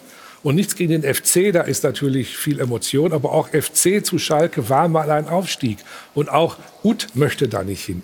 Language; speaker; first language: German; native; German